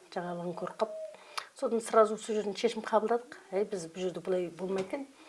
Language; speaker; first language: Kazakh; early bilingual, heritage; Kazakh